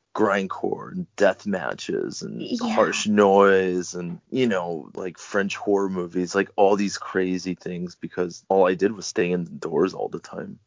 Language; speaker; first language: English; native; English